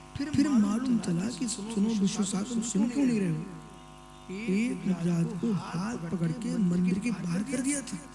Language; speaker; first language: Hindi; non-native, local second language; Kannada